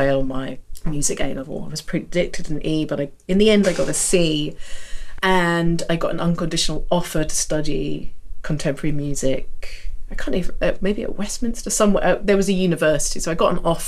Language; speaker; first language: English; native; English